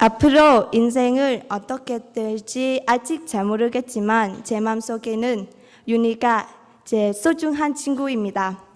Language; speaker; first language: Korean; non-native, fluent; Vietnamese